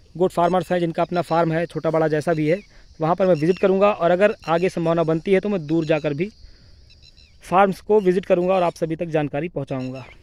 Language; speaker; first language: Hindi; native; Hindi